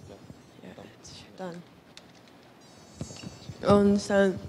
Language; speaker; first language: German; non-native, learner; Cantonese